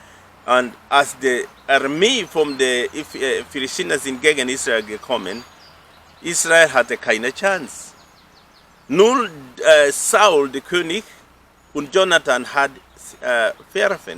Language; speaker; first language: German; non-native, fluent; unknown